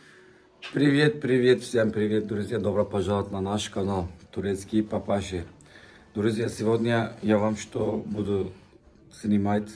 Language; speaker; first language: Russian; non-native, learner; Turkish